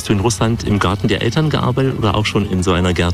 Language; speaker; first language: German; native; German